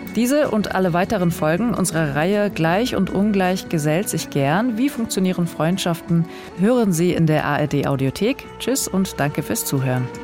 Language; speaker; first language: German; native; German